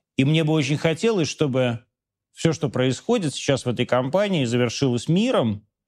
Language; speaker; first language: Russian; native; Russian